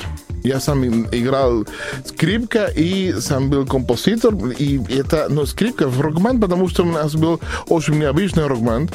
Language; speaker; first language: Russian; non-native, learner; Spanish